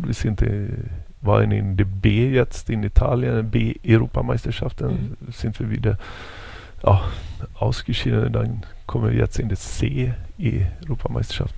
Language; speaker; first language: German; non-native, fluent; Swedish